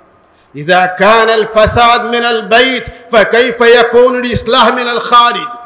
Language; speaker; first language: Arabic; non-native, fluent; Urdu